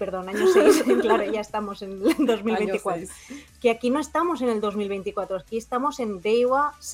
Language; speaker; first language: Spanish; native; Spanish